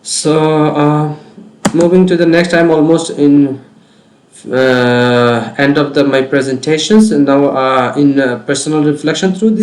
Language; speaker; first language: English; non-native, local second language; Bangla